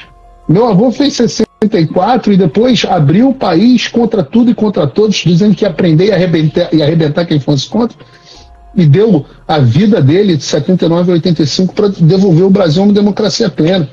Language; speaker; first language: Portuguese; native; Portuguese